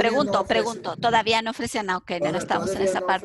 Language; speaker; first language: Spanish; native; Spanish